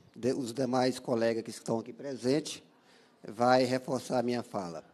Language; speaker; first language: Portuguese; native; Portuguese